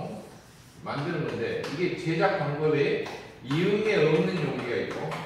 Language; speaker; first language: Korean; native; Korean